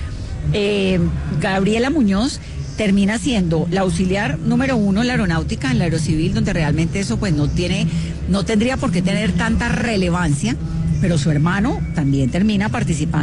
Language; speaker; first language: Spanish; native; Spanish